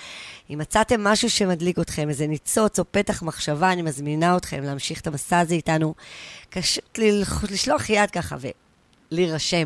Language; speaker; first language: Hebrew; native; Hebrew